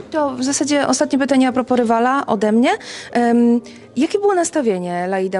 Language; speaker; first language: Polish; native; Polish